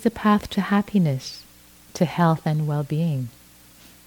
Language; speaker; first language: English; non-native, fluent; Persian